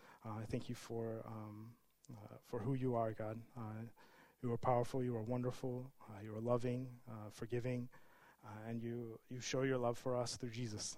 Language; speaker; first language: English; native; English